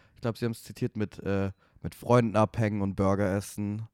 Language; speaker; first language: German; native; German